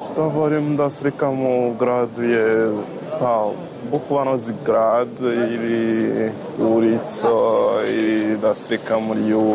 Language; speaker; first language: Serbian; non-native, learner; Rundi